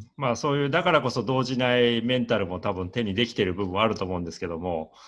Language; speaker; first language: Japanese; native; Japanese